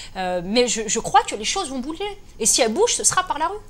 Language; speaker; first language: French; native; French